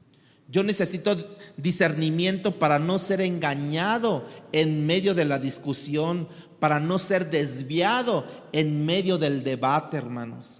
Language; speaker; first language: Spanish; native; Spanish